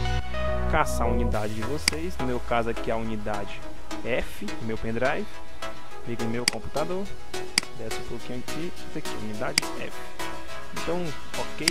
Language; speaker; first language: Portuguese; native; Portuguese